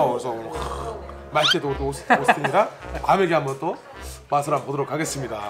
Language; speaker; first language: Korean; native; Korean